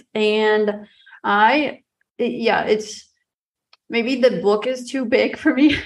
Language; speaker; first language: English; native; English